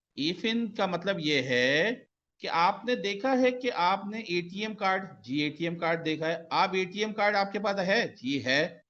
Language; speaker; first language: Urdu; native; Urdu